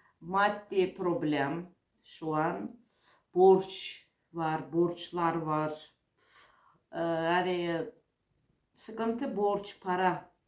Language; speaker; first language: Turkish; non-native, fluent; Russian